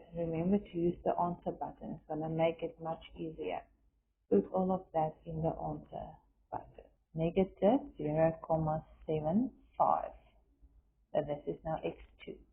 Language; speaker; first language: English; non-native, local second language; Afrikaans